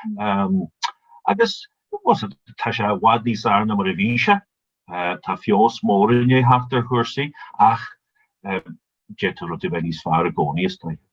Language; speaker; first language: Irish; native; Irish